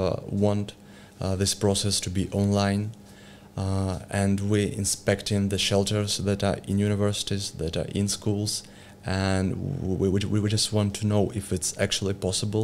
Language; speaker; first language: English; non-native, learner; Ukrainian